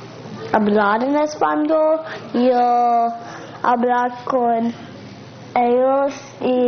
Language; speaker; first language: Spanish; non-native, learner; English